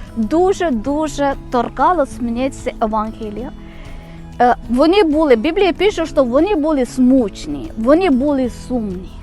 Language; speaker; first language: Ukrainian; non-native, fluent; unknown